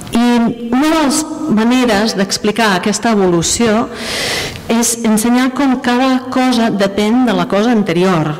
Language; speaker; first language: Catalan; non-native, fluent; English